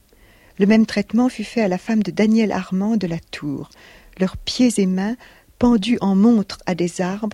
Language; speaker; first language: French; native; French